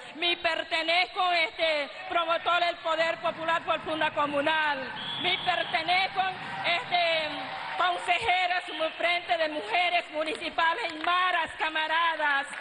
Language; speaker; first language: Spanish; non-native, local second language; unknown